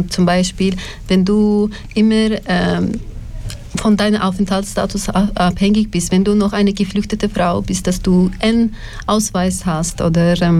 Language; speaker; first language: German; non-native, learner; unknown